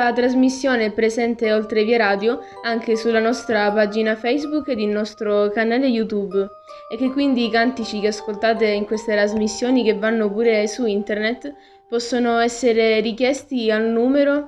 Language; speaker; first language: Italian; native; Italian